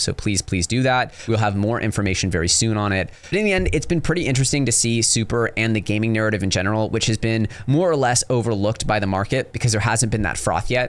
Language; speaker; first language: English; native; English